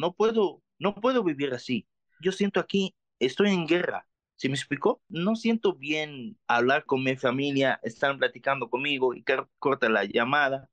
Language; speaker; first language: Spanish; non-native, learner; Arabic